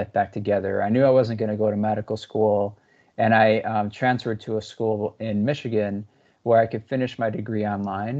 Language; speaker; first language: English; native; English